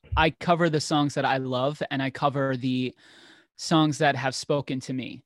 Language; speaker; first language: English; native; English